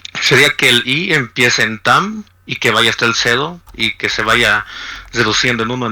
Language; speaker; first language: Spanish; native; Spanish